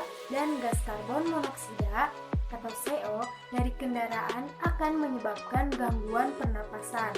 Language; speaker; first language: Indonesian; native; Indonesian